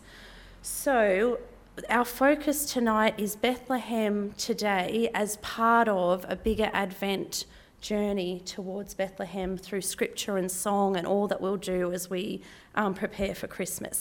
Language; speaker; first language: English; native; English